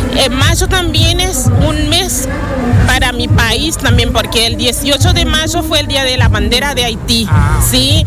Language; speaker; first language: Spanish; non-native, fluent; Haitian Creole